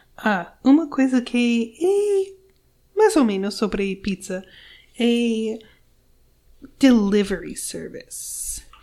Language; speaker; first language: Portuguese; non-native, learner; English